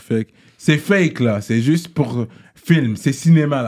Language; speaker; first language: French; native; French